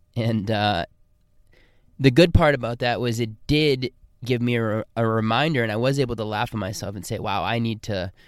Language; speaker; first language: English; native; English